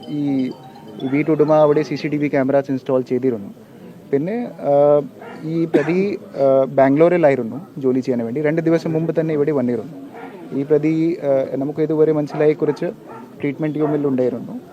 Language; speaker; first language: Malayalam; non-native, learner; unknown